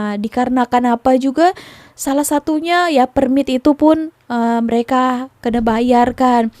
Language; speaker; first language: Indonesian; native; Indonesian